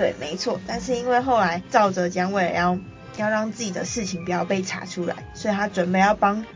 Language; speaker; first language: Chinese; native; Chinese